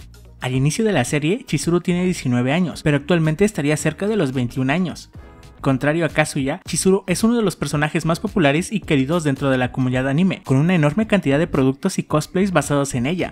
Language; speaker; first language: Spanish; native; Spanish